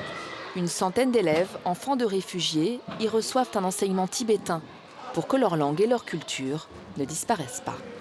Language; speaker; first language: French; native; French